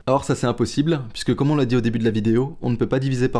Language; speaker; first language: French; native; French